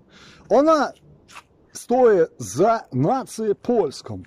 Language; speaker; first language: Polish; non-native, fluent; Ukrainian